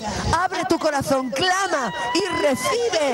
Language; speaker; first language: Spanish; native; Spanish